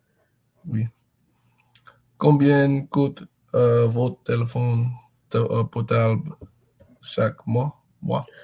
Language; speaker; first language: French; non-native, learner; English